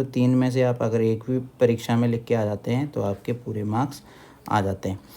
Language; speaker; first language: Hindi; native; Hindi